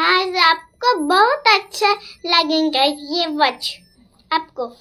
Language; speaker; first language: Hindi; non-native, local second language; Bangla